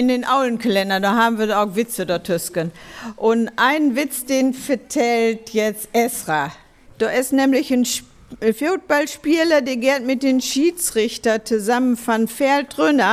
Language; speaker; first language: German; native; German